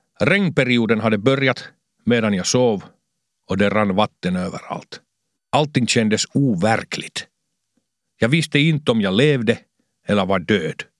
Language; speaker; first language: Swedish; non-native, local second language; Finnish